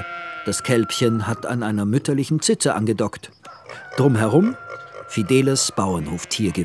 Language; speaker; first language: German; native; German